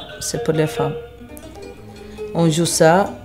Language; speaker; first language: French; non-native, local second language; Arabic